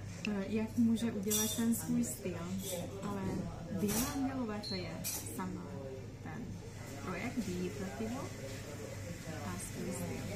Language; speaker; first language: Czech; non-native, learner; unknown